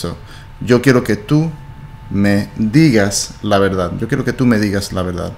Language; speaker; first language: Spanish; non-native, fluent; English